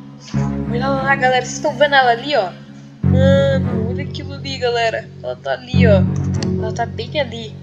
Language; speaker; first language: Portuguese; native; Portuguese